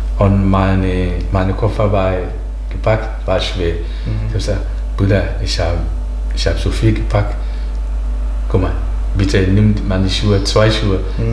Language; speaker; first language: German; non-native, learner; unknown